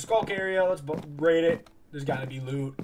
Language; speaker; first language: English; native; English